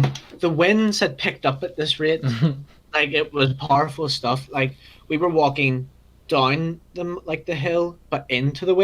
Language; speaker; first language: English; native; English